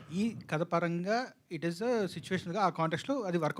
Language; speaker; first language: Telugu; native; Telugu